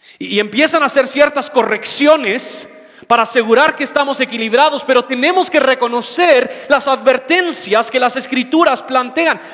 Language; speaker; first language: Spanish; non-native, fluent; English